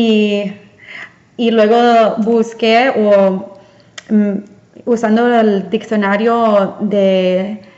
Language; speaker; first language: Spanish; early bilingual, heritage; Spanish